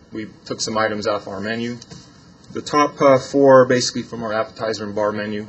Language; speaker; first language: English; non-native, fluent; Polish